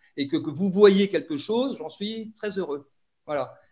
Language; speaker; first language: French; native; French